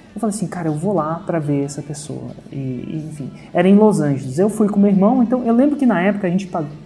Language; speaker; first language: Portuguese; native; Portuguese